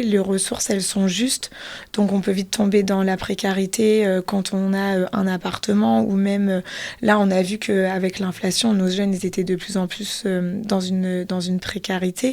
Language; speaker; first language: French; native; French